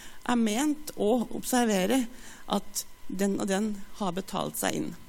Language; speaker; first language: Norwegian; native; Norwegian